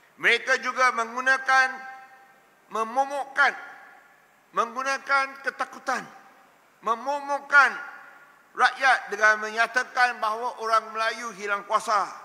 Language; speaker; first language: Malay; non-native, local second language; Chinese